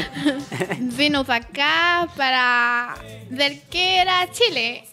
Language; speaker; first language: Spanish; non-native, learner; Haitian Creole